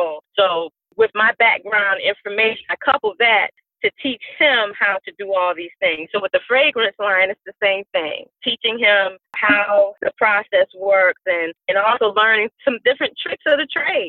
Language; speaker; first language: English; native; English